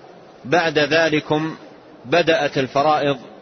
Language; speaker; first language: Arabic; native; Arabic